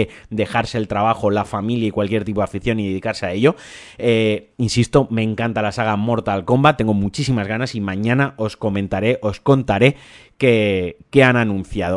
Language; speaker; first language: Spanish; native; Spanish